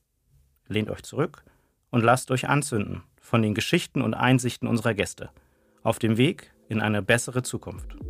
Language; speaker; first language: German; native; German